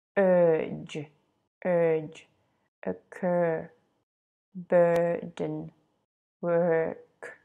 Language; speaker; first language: English; non-native, fluent; Russian